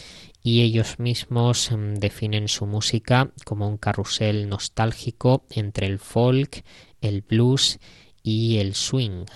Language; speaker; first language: Spanish; native; Spanish